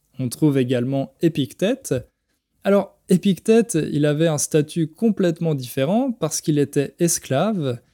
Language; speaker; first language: French; native; French